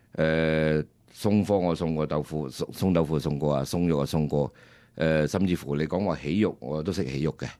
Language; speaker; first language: Cantonese; early bilingual, heritage; Cantonese